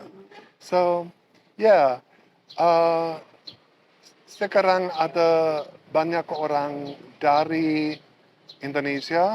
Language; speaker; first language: Indonesian; non-native, learner; English